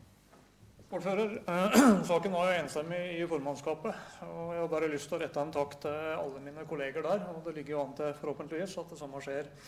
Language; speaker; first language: Norwegian; native; Norwegian